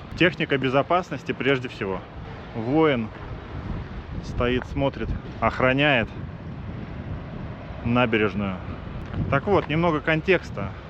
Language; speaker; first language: Russian; native; Russian